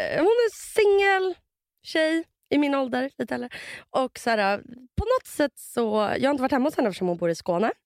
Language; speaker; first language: Swedish; early bilingual, other home language; Russian